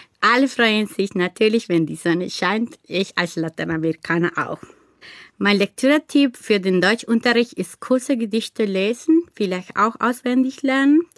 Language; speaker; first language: German; non-native, fluent; Spanish